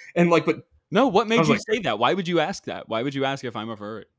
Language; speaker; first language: English; native; English